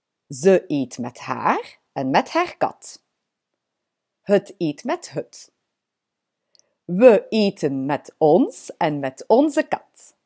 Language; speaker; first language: Dutch; non-native, local second language; French